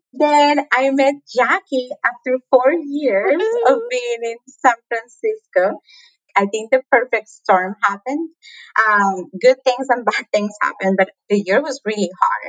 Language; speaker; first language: English; non-native, fluent; Spanish